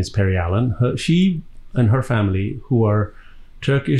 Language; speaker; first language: English; non-native, local second language; Gujarati